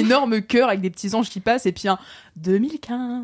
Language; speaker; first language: French; native; French